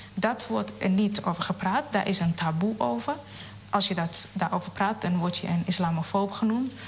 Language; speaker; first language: Dutch; non-native, fluent; Somali